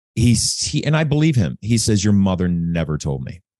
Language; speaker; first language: English; native; English